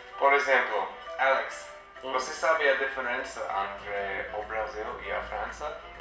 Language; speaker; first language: Portuguese; non-native, learner; English